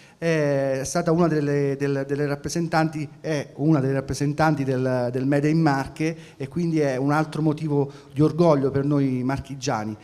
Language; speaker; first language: Italian; native; Italian